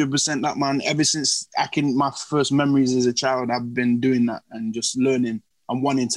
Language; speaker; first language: English; native; English